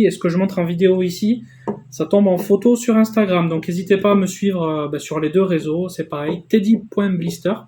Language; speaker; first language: French; native; French